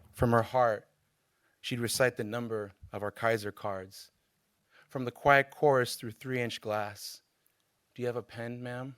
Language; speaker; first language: English; native; English